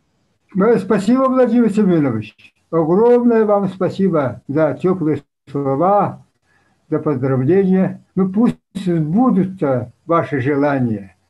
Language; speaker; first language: Russian; non-native, local second language; Yakut